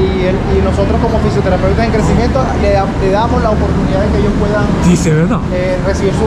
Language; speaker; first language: Spanish; native; Spanish